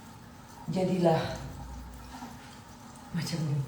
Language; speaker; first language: Malay; native; Malay